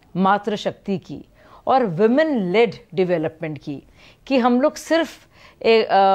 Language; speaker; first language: Hindi; native; Hindi